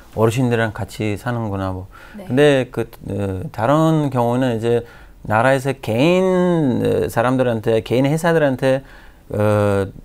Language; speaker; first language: Korean; non-native, learner; Persian